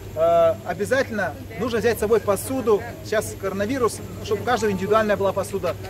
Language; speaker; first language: Russian; non-native, local second language; Yakut